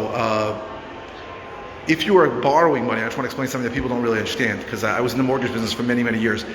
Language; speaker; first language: English; native; English